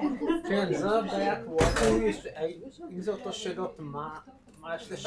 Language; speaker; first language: Hebrew; non-native, learner; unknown